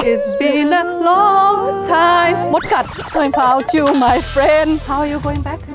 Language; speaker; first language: English; non-native, learner; Thai